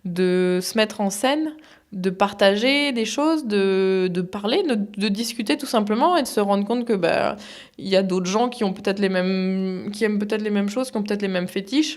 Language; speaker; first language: French; native; French